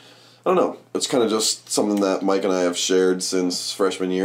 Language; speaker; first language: English; native; English